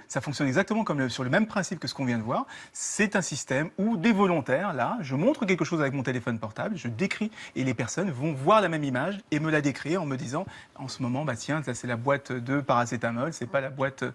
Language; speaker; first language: French; native; French